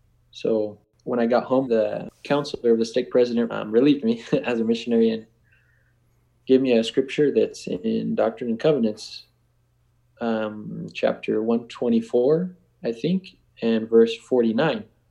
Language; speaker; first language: English; native; English